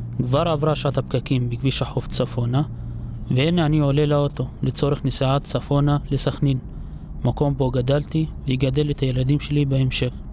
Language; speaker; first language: Hebrew; non-native, local second language; Arabic